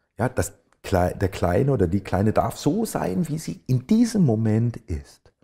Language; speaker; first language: German; native; German